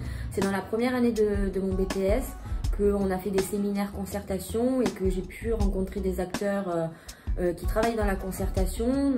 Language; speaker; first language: French; native; French